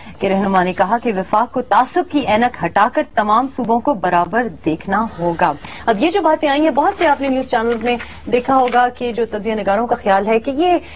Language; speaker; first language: Urdu; non-native, local second language; Pashto